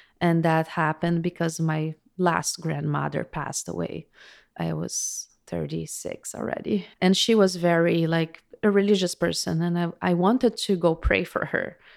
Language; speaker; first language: English; non-native, fluent; Portuguese